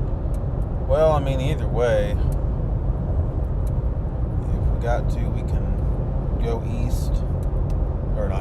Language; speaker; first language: English; native; English